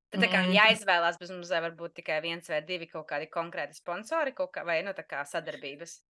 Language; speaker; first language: Latvian; native; Latvian